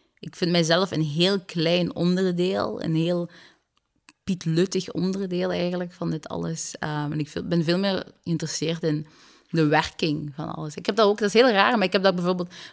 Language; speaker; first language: Dutch; early bilingual, other home language; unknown